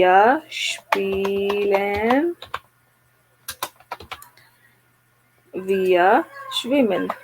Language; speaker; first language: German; non-native, fluent; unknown